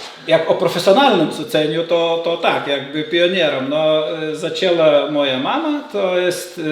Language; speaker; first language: Polish; non-native, learner; Lithuanian